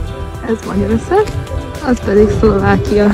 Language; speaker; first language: Hungarian; non-native, learner; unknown